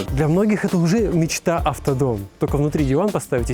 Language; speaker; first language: Russian; native; Russian